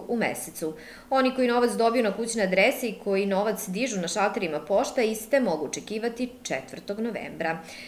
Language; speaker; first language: Serbian; native; Serbian